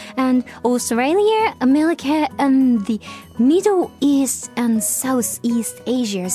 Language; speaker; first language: English; non-native, fluent; Japanese